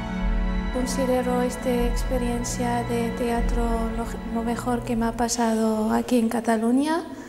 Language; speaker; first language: Spanish; non-native, fluent; Arabic